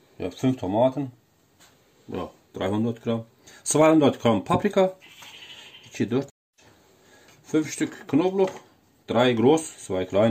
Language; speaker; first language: German; non-native, learner; Turkish